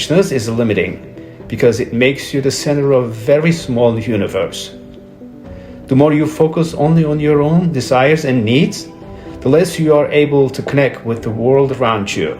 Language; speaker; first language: English; non-native, fluent; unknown